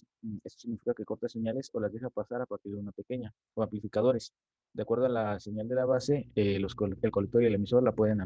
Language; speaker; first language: Spanish; native; Spanish